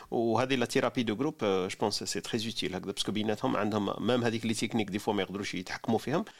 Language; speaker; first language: French; non-native, local second language; Arabic